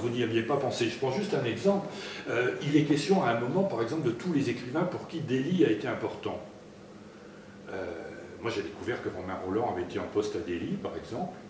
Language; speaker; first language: French; native; French